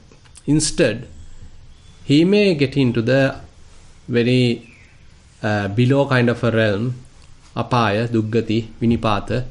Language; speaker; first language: English; non-native, local second language; Sinhala